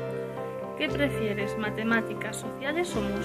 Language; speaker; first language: Spanish; native; Spanish